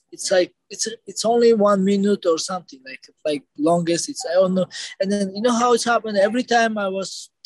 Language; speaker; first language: English; non-native, learner; Georgian